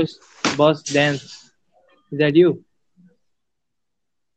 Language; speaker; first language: English; non-native, local second language; Nepali